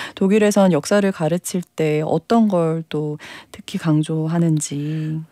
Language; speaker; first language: Korean; native; Korean